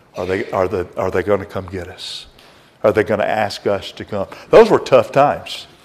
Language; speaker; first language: English; native; English